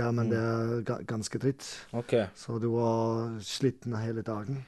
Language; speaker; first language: Norwegian; non-native, learner; German